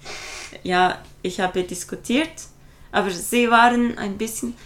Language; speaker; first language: German; non-native, fluent; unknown